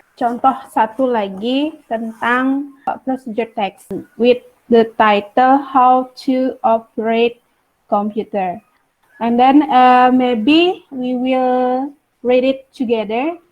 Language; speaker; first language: English; non-native, fluent; Indonesian